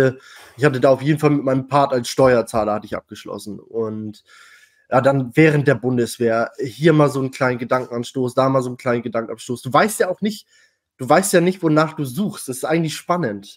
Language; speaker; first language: German; native; German